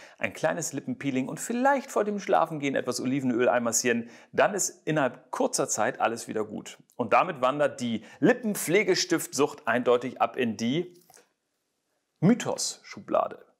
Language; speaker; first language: German; native; German